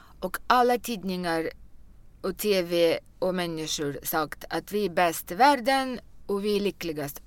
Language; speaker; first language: Swedish; non-native, fluent; Russian